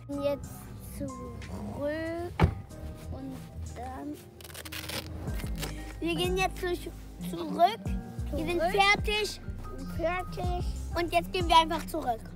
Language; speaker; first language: German; early bilingual, other home language; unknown